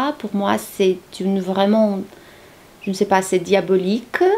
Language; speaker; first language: French; non-native, learner; Ukrainian